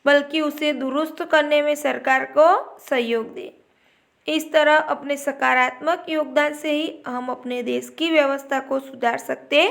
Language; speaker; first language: Hindi; non-native, local second language; Gujarati